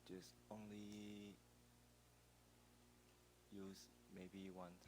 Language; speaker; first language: English; non-native, learner; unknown